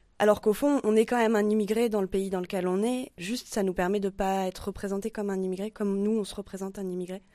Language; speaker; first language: French; native; French